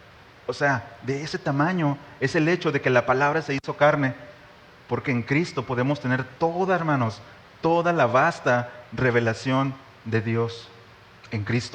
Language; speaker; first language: Spanish; native; Spanish